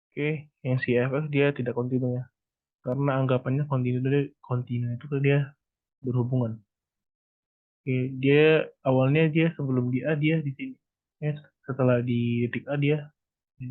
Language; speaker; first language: Indonesian; native; Indonesian